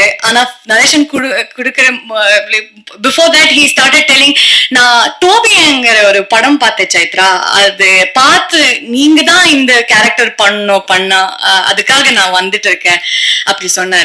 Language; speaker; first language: Tamil; non-native, learner; Kannada